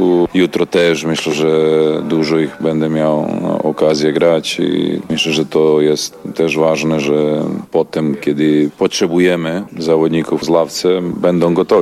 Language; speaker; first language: Polish; non-native, learner; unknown